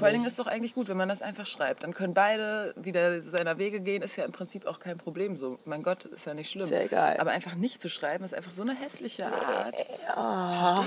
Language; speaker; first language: German; native; German